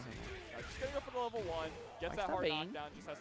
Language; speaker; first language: English; native; English